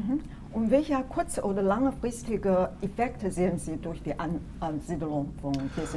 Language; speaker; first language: German; non-native, fluent; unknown